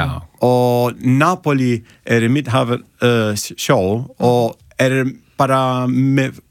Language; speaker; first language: Icelandic; non-native, learner; Italian